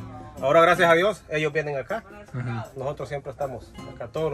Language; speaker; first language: Spanish; native; Spanish